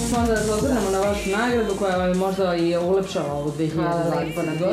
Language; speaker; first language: Serbian; native; Serbian